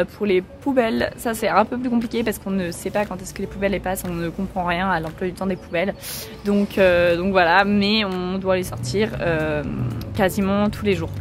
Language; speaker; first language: French; native; French